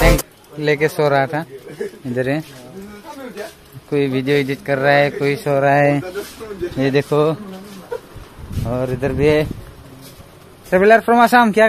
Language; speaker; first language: Hindi; non-native, local second language; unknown